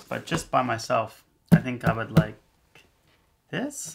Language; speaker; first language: English; native; English